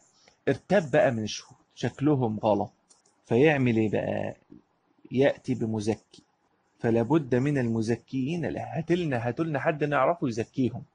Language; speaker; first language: Arabic; native; Arabic